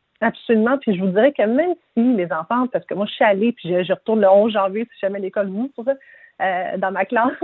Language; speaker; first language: French; native; French